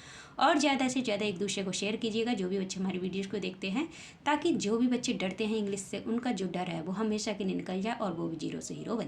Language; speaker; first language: Hindi; native; Hindi